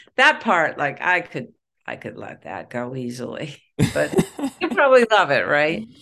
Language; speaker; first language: English; native; English